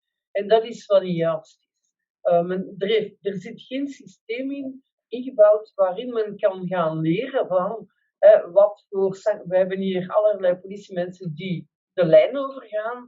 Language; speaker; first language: Dutch; non-native, local second language; French